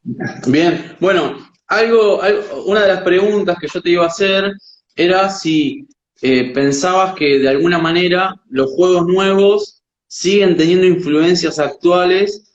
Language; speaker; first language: Spanish; native; Spanish